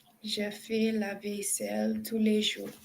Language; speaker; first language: French; non-native, learner; English